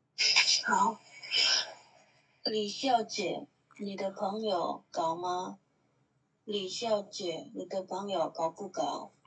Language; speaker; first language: Chinese; non-native, learner; Indonesian